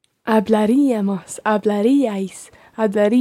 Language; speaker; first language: Spanish; non-native, learner; English